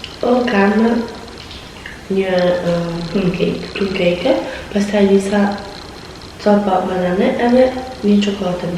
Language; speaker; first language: Albanian; early bilingual, heritage; Albanian